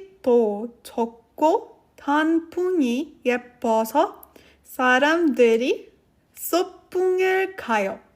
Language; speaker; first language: Korean; non-native, learner; French